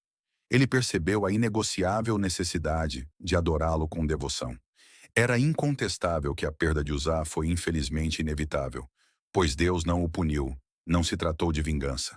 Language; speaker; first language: Portuguese; native; Portuguese